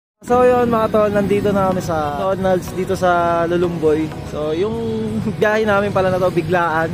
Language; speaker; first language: Filipino; native; Filipino